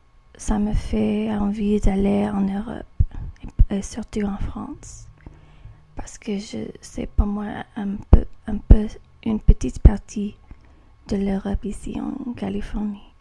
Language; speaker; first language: French; non-native, learner; English